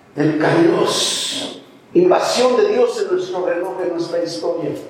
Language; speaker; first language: Spanish; native; Spanish